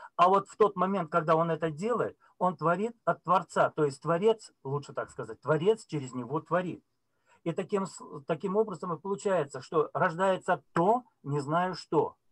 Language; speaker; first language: Russian; native; Russian